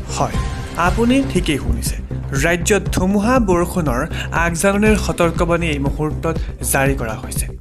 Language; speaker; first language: Assamese; non-native, local second language; Bangla